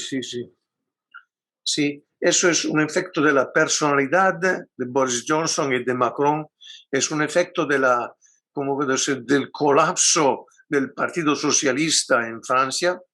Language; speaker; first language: Spanish; non-native, fluent; Italian